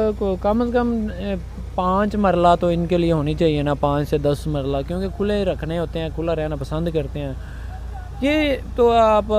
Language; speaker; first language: Urdu; non-native, local second language; Punjabi